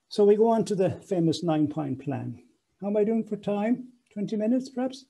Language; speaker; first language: English; native; English